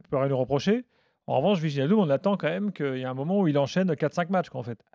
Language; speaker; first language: French; native; French